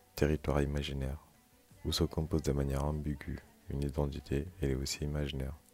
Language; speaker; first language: French; non-native, local second language; Wolof